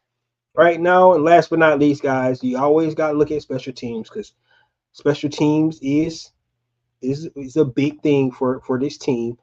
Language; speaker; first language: English; native; English